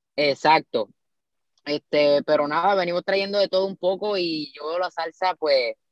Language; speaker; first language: Spanish; native; Spanish